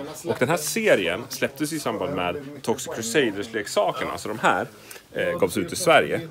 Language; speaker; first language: Swedish; native; Swedish